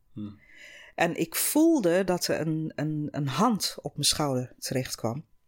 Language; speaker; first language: Dutch; non-native, fluent; English